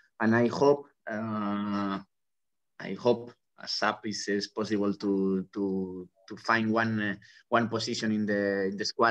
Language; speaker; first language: English; non-native, fluent; Spanish